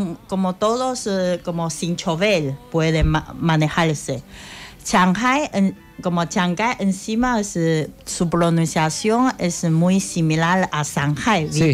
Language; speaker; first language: Spanish; non-native, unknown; Chinese